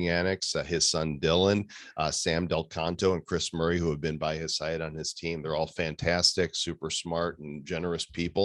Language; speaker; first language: English; native; English